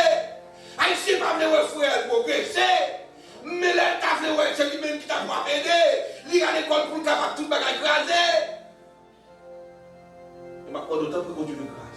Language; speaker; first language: French; non-native, local second language; Haitian Creole